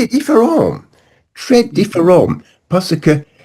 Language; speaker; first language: French; non-native, learner; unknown